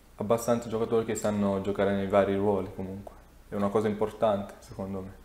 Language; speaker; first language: Italian; early bilingual, other home language; Serbian